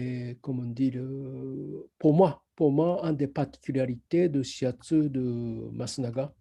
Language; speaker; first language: French; non-native, fluent; Japanese